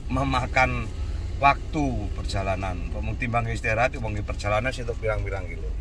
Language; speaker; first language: Indonesian; non-native, local second language; Javanese